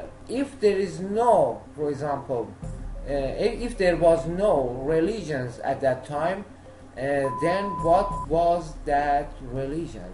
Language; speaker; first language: English; non-native, learner; Persian